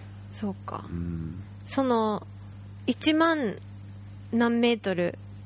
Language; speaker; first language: Japanese; native; Japanese